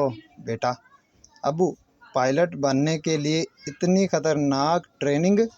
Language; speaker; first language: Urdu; non-native, local second language; Punjabi